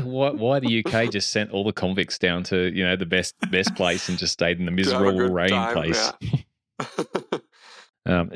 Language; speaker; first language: English; native; English